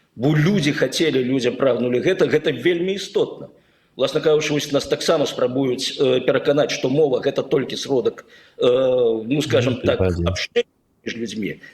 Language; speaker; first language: Belarusian; non-native, local second language; Russian